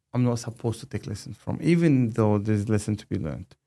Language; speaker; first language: English; non-native, fluent; Arabic